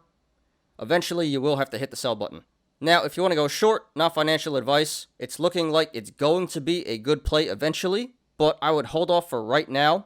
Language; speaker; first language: English; native; English